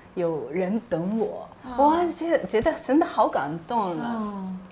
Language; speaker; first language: Chinese; non-native, fluent; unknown